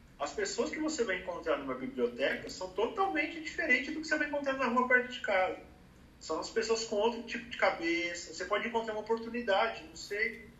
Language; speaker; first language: Portuguese; native; Portuguese